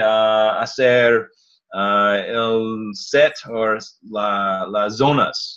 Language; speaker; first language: Spanish; non-native, learner; English